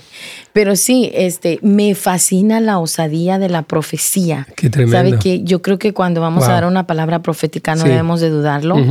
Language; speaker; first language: Spanish; native; Spanish